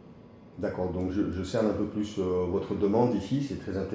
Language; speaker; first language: French; native; French